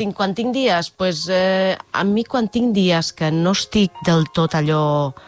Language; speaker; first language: Catalan; non-native, local second language; Spanish